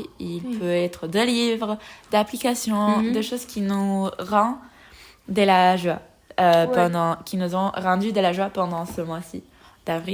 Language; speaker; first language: French; non-native, learner; Spanish